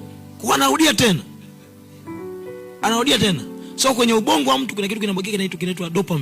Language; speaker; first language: Swahili; native; Swahili